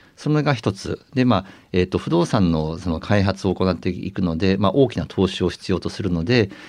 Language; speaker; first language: Japanese; native; Japanese